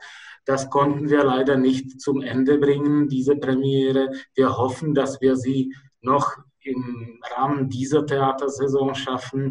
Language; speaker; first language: German; non-native, fluent; Czech